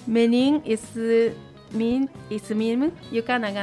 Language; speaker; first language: Japanese; native; Japanese